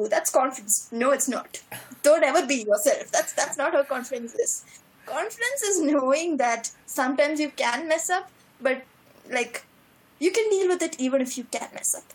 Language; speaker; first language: English; non-native, local second language; Malayalam